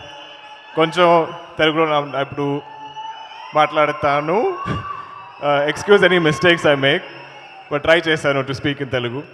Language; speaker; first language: Telugu; non-native, learner; Malayalam